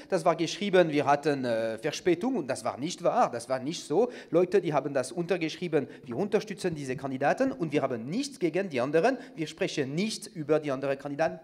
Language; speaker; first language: German; non-native, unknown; French